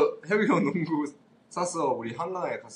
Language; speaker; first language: Korean; non-native, learner; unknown